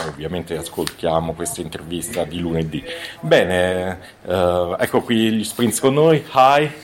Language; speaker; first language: Italian; native; Italian